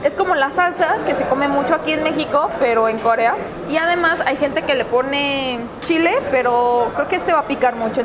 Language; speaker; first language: Spanish; early bilingual, other home language; Korean